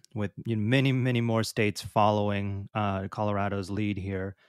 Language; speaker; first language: English; native; English